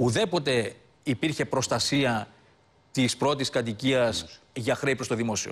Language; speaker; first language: Greek; native; Greek